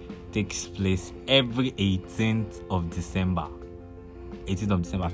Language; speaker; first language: English; non-native, local second language; Yoruba